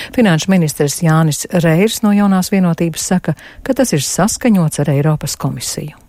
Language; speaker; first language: Latvian; native; Latvian